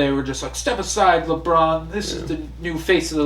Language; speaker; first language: English; native; English